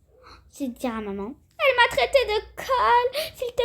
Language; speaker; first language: French; native; French